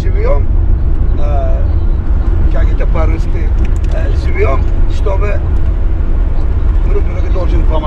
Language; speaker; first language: Russian; non-native, learner; Uzbek